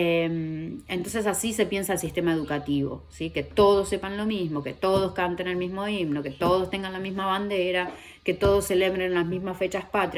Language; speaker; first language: Spanish; native; Spanish